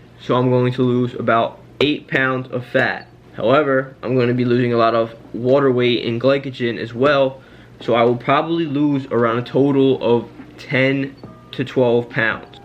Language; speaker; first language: English; native; English